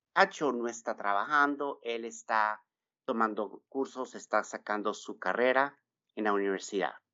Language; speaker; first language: Spanish; native; Spanish